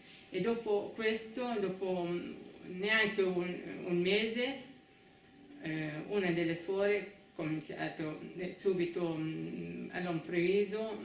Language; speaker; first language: Italian; non-native, fluent; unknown